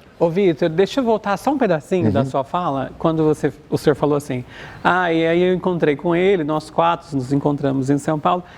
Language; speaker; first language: Portuguese; native; Portuguese